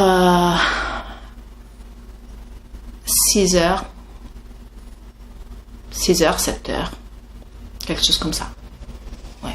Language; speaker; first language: French; non-native, fluent; Italian